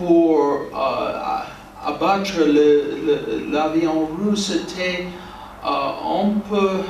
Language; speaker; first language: French; non-native, learner; English